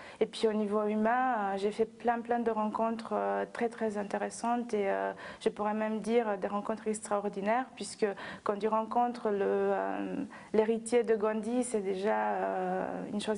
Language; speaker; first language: French; non-native, fluent; Romanian